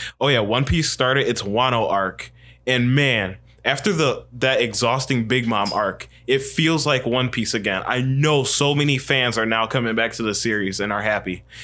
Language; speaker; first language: English; native; English